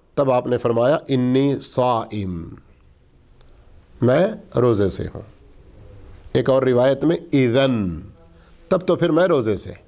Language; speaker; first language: Urdu; native; Urdu